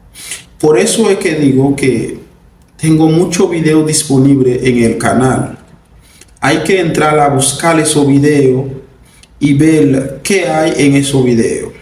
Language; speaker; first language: Spanish; non-native, fluent; Haitian Creole